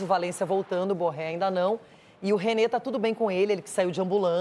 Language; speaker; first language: Portuguese; native; Portuguese